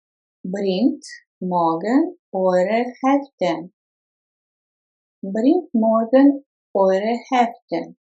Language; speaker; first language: German; non-native, fluent; Russian